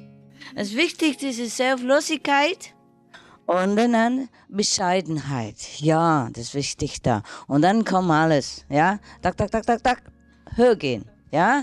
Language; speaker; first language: German; non-native, learner; Vietnamese